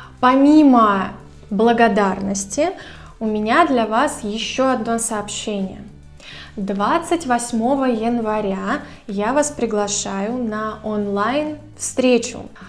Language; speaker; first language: Russian; native; Russian